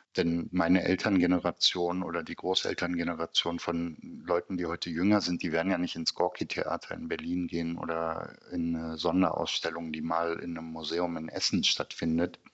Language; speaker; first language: German; early bilingual, other home language; Turkish